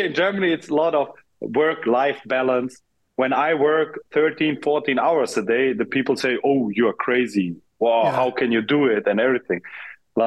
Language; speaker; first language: English; non-native, fluent; German